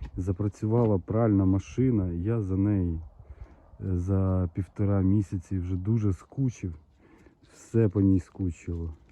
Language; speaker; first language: Ukrainian; non-native, local second language; Russian